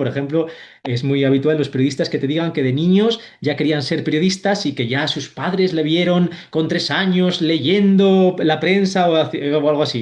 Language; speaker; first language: Spanish; native; Spanish